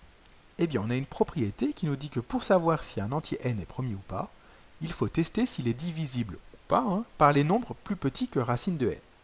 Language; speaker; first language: French; native; French